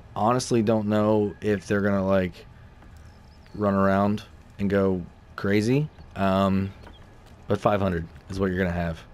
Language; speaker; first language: English; native; English